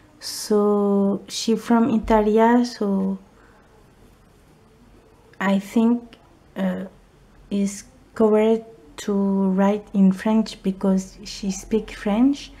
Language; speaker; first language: English; non-native, learner; French